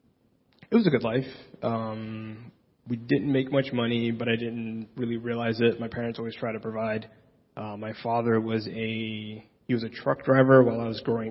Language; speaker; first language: English; early bilingual, other home language; Spanish